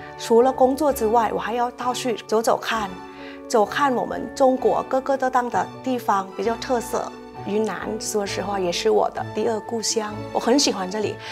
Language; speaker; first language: Chinese; non-native, fluent; Thai